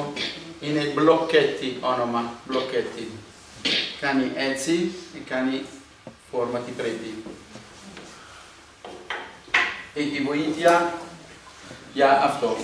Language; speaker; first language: Greek; non-native, learner; Italian